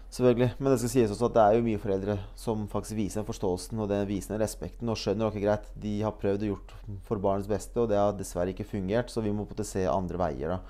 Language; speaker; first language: Norwegian; early bilingual, other home language; Bosnian